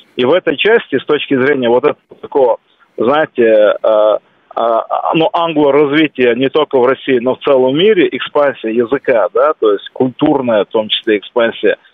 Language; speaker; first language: Russian; non-native, local second language; Kumyk